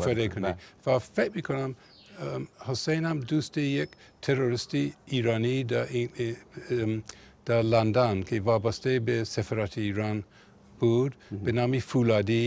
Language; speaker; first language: Persian; non-native, fluent; English